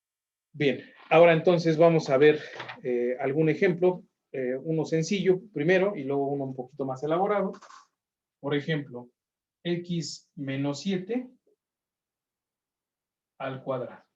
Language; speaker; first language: Spanish; native; Spanish